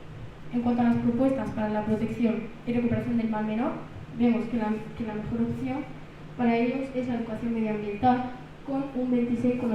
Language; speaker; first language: Spanish; early bilingual, other home language; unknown